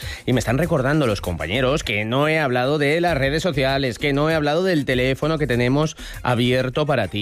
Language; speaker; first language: Spanish; native; Spanish